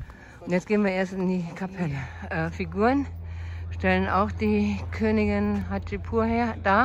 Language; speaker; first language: German; native; German